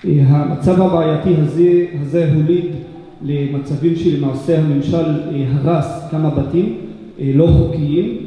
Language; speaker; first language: Hebrew; non-native, local second language; Arabic